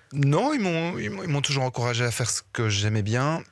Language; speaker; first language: French; native; French